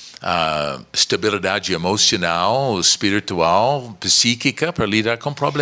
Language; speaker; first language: Portuguese; non-native, learner; English